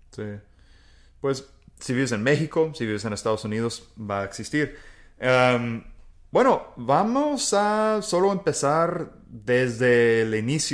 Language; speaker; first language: Spanish; non-native, fluent; English